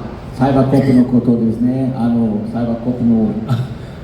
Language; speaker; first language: Japanese; non-native, fluent; Portuguese